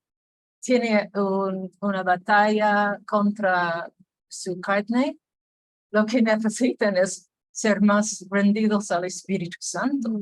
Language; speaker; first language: Spanish; non-native, fluent; English